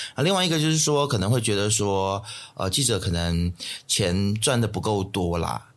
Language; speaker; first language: Chinese; native; Chinese